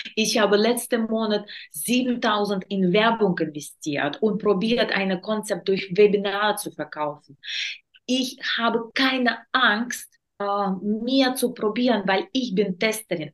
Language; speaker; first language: German; non-native, learner; Russian